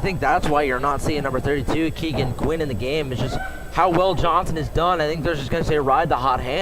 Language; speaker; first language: English; native; English